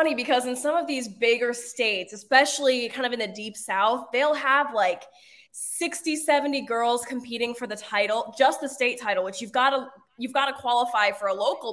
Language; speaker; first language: English; native; English